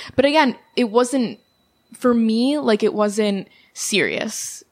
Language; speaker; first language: English; early bilingual, other home language; Serbian